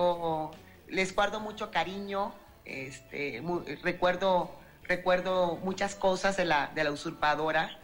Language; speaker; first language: Spanish; native; Spanish